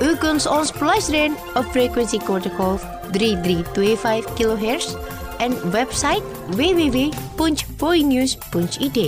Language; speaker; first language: Dutch; non-native, fluent; Indonesian